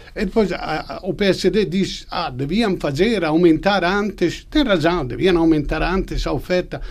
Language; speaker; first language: Portuguese; non-native, fluent; Italian